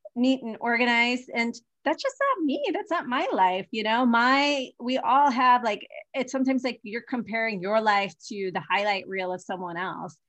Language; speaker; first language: English; early bilingual, other home language; Hindi